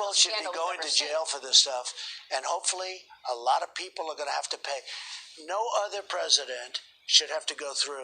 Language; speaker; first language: English; native; English